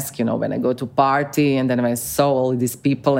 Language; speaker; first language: English; non-native, fluent; Croatian